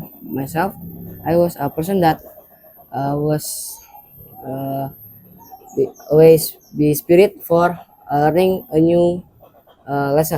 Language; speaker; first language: English; non-native, learner; Indonesian